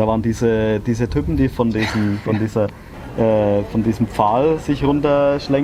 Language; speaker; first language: German; native; German